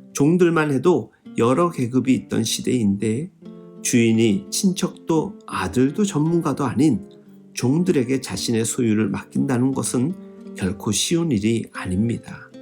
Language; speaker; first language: Korean; native; Korean